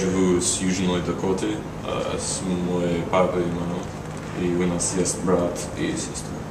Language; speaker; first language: Russian; non-native, learner; English